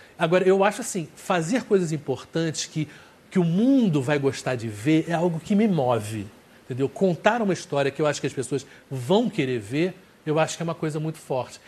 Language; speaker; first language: Portuguese; native; Portuguese